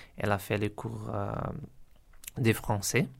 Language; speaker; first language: French; non-native, learner; Portuguese